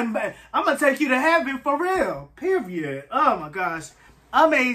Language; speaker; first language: English; native; English